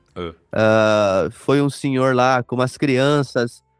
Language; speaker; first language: Portuguese; native; Portuguese